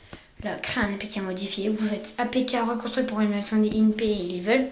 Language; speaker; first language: French; native; French